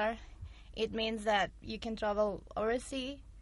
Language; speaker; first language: English; non-native, fluent; Spanish